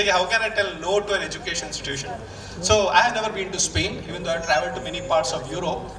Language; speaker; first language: English; non-native, local second language; Malayalam